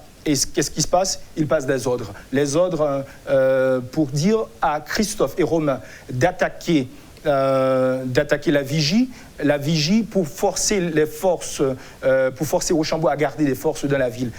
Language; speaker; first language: French; non-native, local second language; Haitian Creole